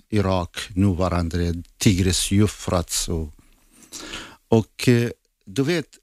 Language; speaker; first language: Swedish; non-native, fluent; Assyrian Neo-Aramaic